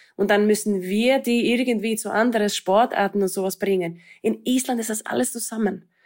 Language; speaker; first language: German; non-native, fluent; Icelandic